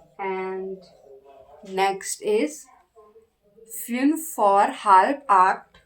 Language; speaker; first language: German; non-native, learner; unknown